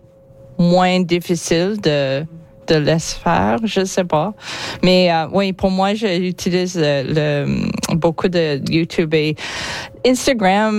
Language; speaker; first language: French; non-native, local second language; English